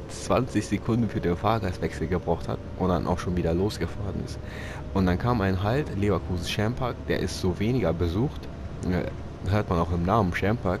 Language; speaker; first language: German; native; German